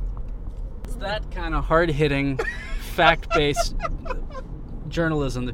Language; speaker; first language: English; native; English